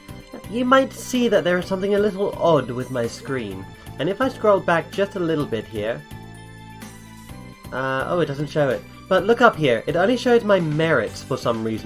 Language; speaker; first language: English; native; English